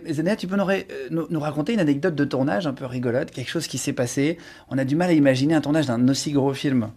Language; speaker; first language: French; native; French